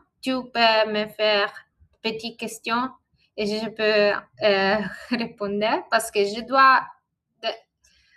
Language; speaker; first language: French; non-native, learner; Italian